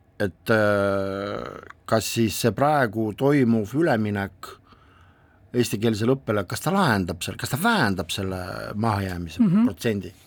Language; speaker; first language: Estonian; non-native, local second language; Russian